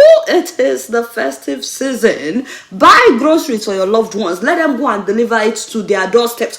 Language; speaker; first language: English; non-native, local second language; Yoruba